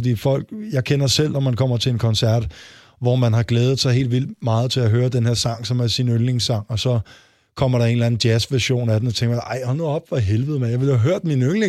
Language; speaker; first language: Danish; native; Danish